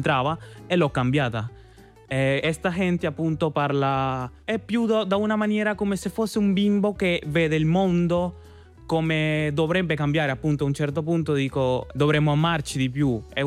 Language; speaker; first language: Italian; non-native, fluent; Spanish